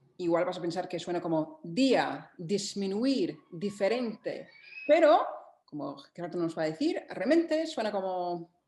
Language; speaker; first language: Spanish; non-native, fluent; English